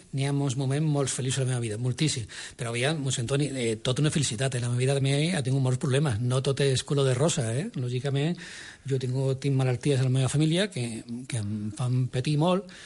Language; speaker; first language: Catalan; non-native, local second language; Spanish